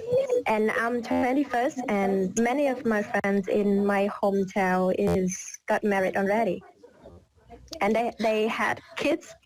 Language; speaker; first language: English; non-native, learner; Vietnamese